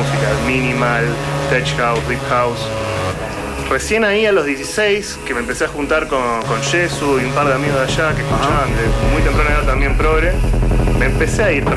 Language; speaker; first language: Spanish; native; Spanish